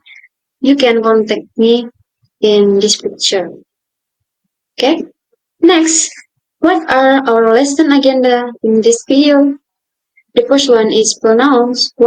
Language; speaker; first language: English; non-native, local second language; Indonesian